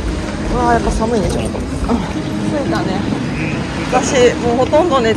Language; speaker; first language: Japanese; native; Japanese